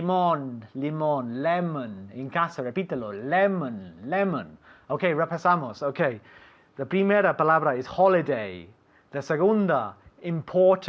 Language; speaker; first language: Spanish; non-native, fluent; English